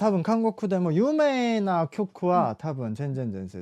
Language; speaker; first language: Japanese; non-native, fluent; Korean